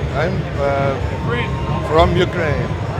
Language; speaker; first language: English; non-native, learner; Ukrainian